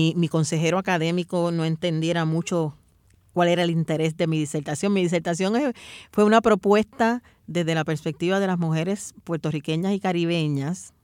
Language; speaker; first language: Spanish; native; Spanish